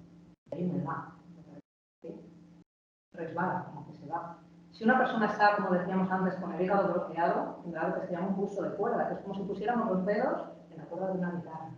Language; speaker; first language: Spanish; native; Spanish